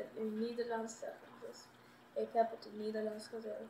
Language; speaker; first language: Dutch; non-native, local second language; Papiamento